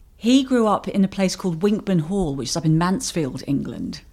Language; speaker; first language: English; native; English